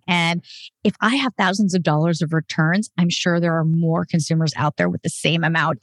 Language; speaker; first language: English; native; English